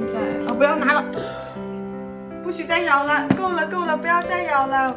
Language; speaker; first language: Chinese; native; Chinese